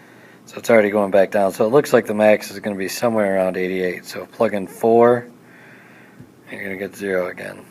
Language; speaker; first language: English; native; English